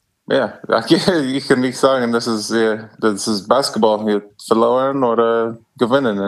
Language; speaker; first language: German; non-native, learner; English